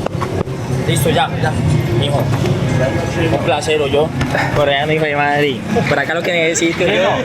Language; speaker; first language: Spanish; native; Spanish